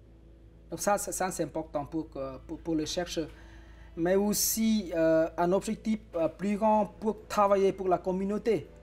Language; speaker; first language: French; non-native, fluent; Vietnamese